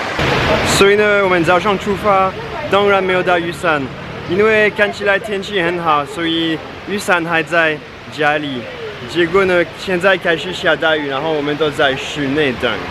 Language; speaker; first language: Chinese; non-native, fluent; French